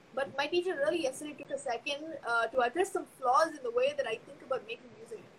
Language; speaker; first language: English; non-native, local second language; Tamil